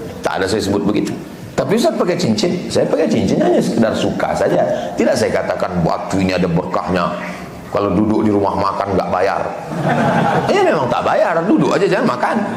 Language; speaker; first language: Indonesian; native; Indonesian